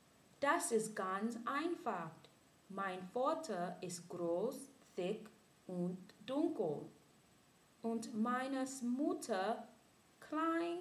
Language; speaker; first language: German; non-native, learner; English